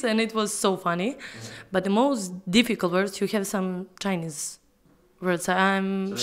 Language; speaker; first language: English; non-native, fluent; Serbian